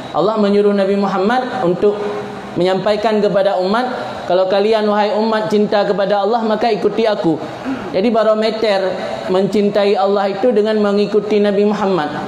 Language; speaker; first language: Malay; non-native, local second language; Achinese